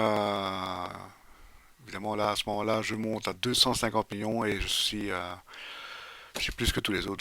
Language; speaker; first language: French; native; French